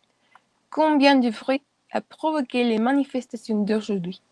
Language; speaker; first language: French; non-native, learner; Spanish